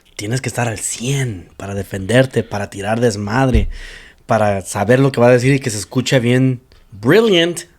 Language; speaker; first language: Spanish; early bilingual, other home language; English